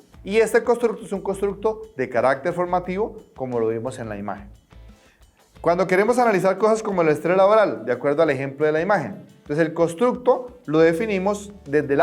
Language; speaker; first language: Spanish; native; Spanish